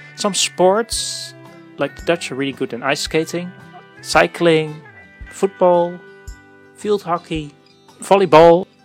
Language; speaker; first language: English; non-native, fluent; Dutch